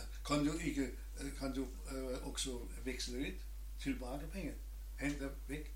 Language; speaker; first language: Danish; non-native, learner; German